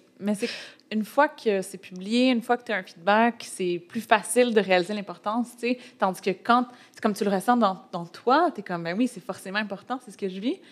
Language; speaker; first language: French; native; French